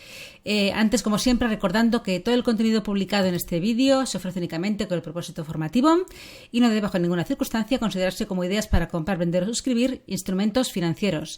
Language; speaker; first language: Spanish; native; Spanish